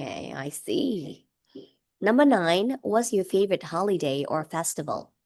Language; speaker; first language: English; non-native, fluent; Vietnamese